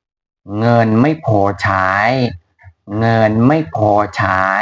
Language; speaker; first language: Thai; non-native, fluent; Burmese